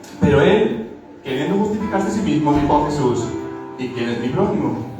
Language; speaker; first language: Spanish; native; Spanish